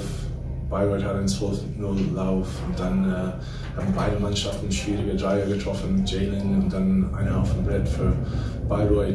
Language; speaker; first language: German; non-native, fluent; English